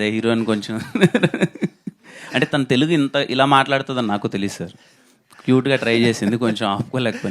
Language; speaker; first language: Telugu; native; Telugu